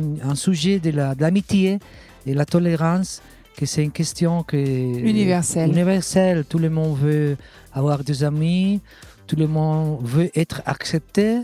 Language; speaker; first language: French; non-native, fluent; Catalan